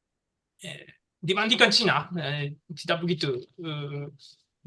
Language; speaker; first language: Indonesian; non-native, learner; Japanese